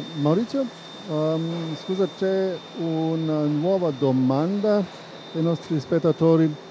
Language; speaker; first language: Italian; non-native, fluent; German